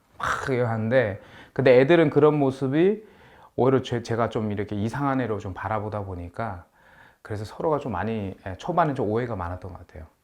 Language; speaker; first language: Korean; native; Korean